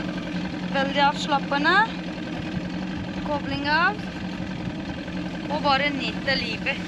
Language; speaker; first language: Norwegian; non-native, fluent; Romanian